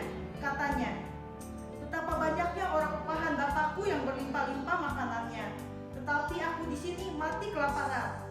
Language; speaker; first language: Indonesian; native; Indonesian